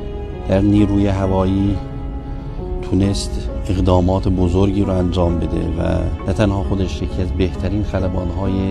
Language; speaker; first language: Persian; native; Persian